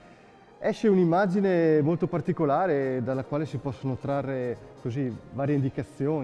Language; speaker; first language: Italian; native; Italian